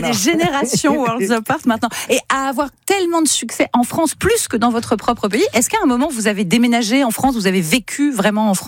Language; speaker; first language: French; native; French